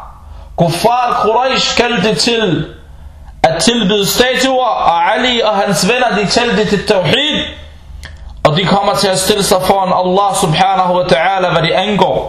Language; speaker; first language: Danish; early bilingual, other home language; Arabic